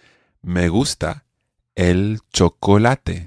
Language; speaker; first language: Spanish; non-native, fluent; English